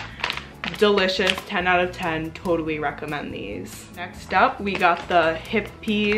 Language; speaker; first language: English; native; English